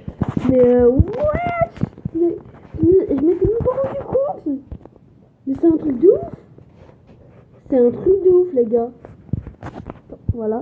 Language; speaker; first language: French; native; French